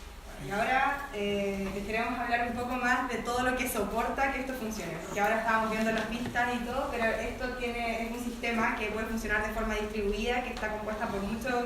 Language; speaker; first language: Spanish; native; Spanish